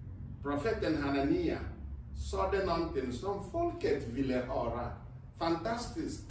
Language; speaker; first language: Swedish; non-native, fluent; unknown